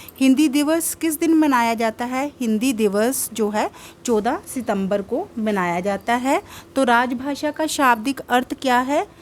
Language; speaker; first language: Hindi; native; Hindi